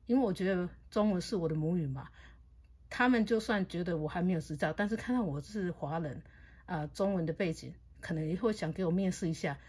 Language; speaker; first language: Chinese; native; Chinese